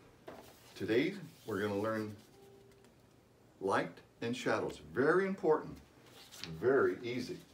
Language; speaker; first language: English; native; English